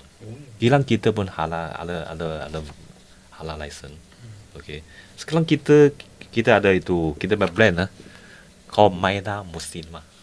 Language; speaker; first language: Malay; non-native, local second language; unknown